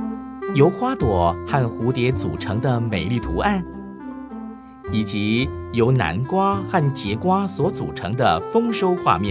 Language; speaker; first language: Chinese; native; Chinese